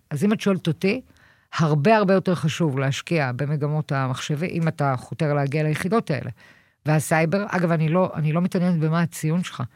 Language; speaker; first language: Hebrew; native; Hebrew